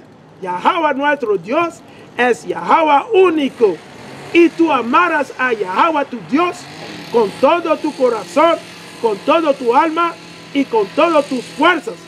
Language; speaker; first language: Spanish; non-native, learner; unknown